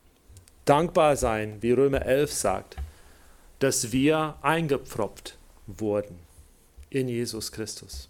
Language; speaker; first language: German; non-native, fluent; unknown